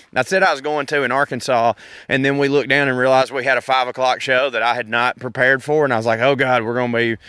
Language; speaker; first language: English; native; English